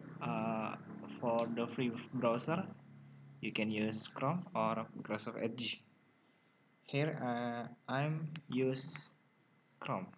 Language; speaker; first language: English; non-native, learner; Indonesian